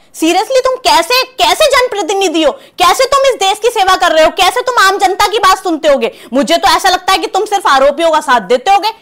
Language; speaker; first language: Hindi; native; Hindi